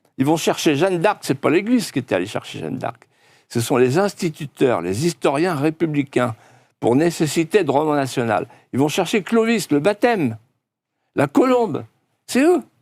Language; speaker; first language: French; non-native, local second language; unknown